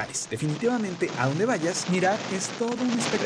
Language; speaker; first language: Spanish; native; Spanish